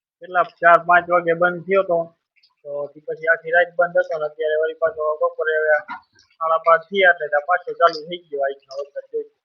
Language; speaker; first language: Gujarati; native; Gujarati